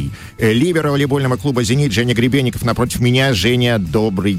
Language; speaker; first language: Russian; native; Russian